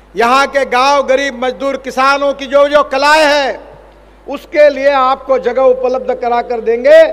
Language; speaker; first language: Hindi; non-native, local second language; Marathi